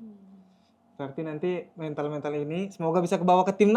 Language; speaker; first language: Indonesian; native; Indonesian